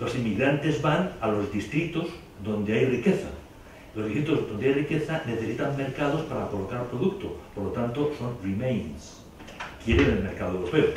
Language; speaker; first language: Spanish; native; Spanish